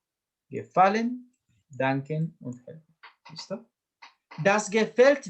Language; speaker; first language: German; non-native, fluent; Spanish